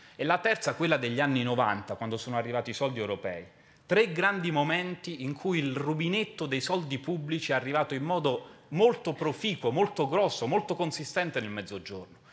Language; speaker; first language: Italian; native; Italian